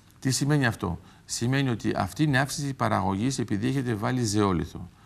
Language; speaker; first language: Greek; early bilingual, heritage; Greek